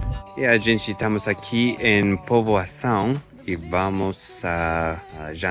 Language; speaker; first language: Portuguese; non-native, fluent; English